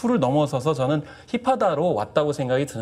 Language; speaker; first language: Korean; native; Korean